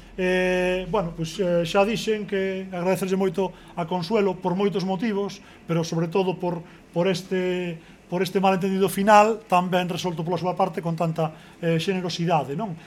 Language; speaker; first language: Galician; native; Galician